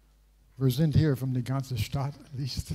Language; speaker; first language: German; non-native, learner; English